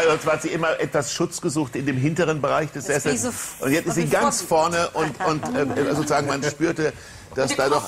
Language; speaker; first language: German; native; German